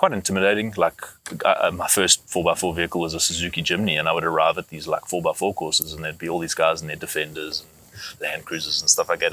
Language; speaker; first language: English; native; English